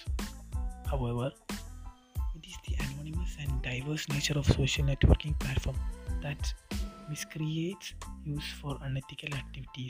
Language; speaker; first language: English; non-native, local second language; Malayalam